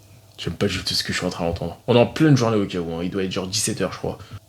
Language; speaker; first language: French; native; French